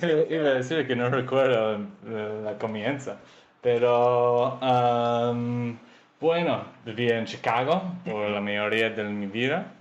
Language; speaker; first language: Spanish; non-native, fluent; English